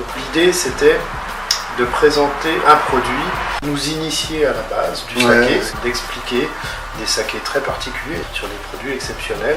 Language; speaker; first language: French; native; French